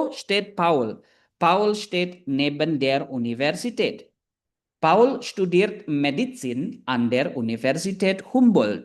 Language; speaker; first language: German; non-native, fluent; Indonesian